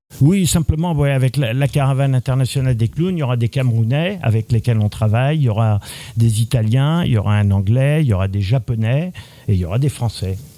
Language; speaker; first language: French; native; French